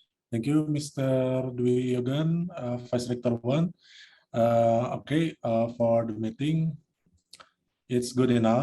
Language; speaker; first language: English; non-native, learner; Indonesian